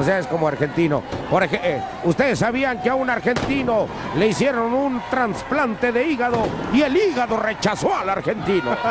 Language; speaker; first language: Spanish; native; Spanish